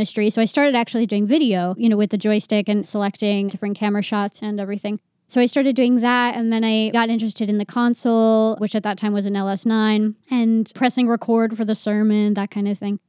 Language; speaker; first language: English; native; English